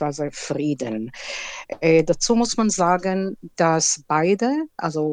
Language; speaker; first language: German; non-native, fluent; Hebrew